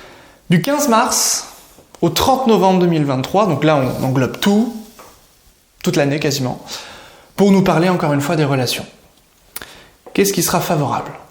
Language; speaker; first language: French; native; French